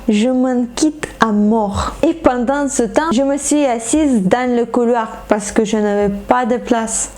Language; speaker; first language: French; non-native, fluent; Ukrainian